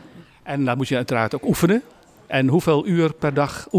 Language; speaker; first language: Dutch; native; Dutch